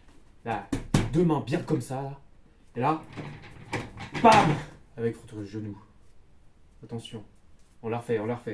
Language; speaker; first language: French; native; French